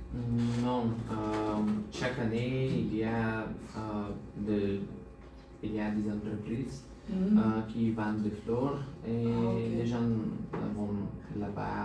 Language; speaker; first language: French; non-native, learner; Bulgarian